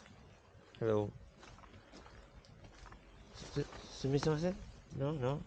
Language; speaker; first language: English; non-native, local second language; Chinese